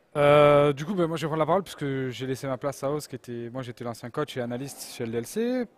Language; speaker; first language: French; native; French